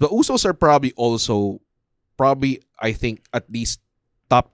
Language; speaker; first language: English; non-native, local second language; Filipino